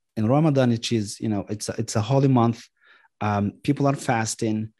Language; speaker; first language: English; non-native, fluent; Arabic